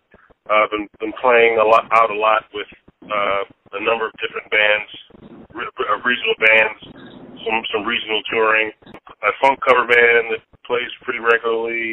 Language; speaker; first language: English; native; English